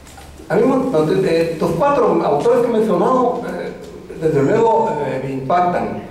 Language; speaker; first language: Spanish; native; Spanish